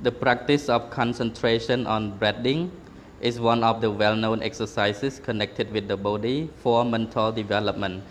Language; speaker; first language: English; non-native, fluent; Khmer